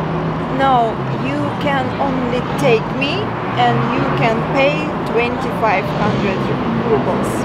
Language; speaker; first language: English; non-native, learner; Russian